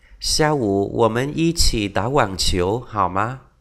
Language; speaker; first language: Chinese; non-native, fluent; Vietnamese